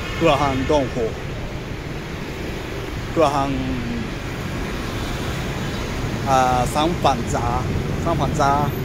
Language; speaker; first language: Vietnamese; non-native, learner; Japanese